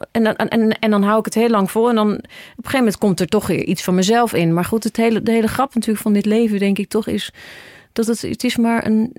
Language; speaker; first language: Dutch; native; Dutch